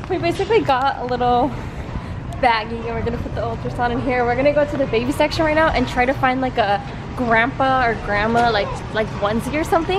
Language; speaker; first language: English; early bilingual, other home language; Spanish